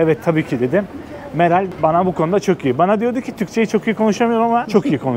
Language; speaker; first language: Turkish; native; Turkish